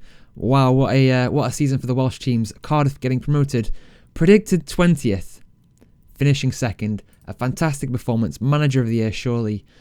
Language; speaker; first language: English; native; English